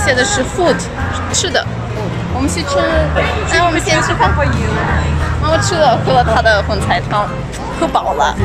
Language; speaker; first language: Chinese; non-native, learner; Ukrainian